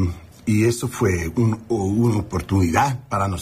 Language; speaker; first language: Spanish; non-native, learner; English